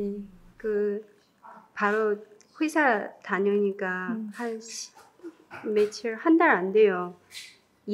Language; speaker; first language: Korean; non-native, learner; Chinese